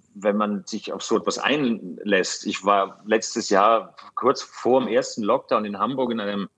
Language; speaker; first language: German; native; German